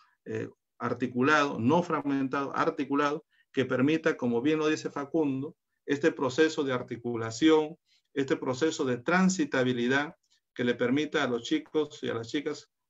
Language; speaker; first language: Spanish; native; Spanish